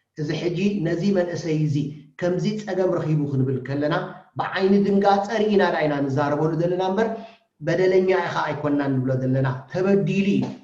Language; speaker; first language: Tigrinya; native; Tigrinya